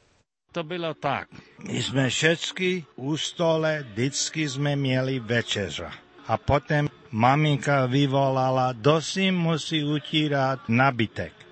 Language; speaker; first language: Czech; early bilingual, heritage; Czech